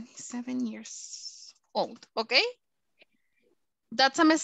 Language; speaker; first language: English; non-native, fluent; Spanish